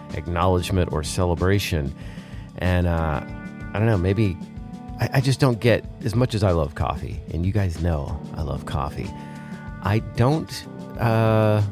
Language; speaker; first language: English; native; English